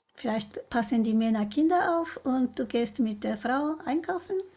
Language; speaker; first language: German; non-native, learner; Japanese